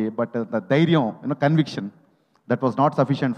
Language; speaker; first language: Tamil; non-native, learner; Telugu